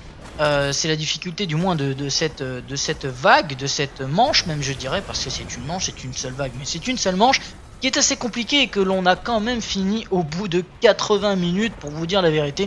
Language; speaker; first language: French; native; French